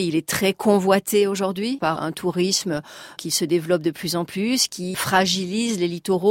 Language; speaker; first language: French; native; French